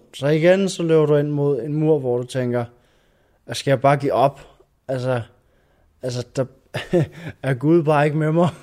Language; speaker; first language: Danish; native; Danish